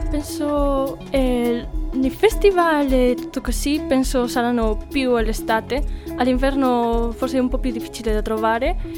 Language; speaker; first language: Italian; non-native, fluent; Spanish